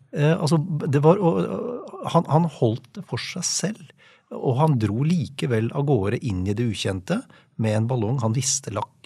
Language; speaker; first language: Norwegian; native; Norwegian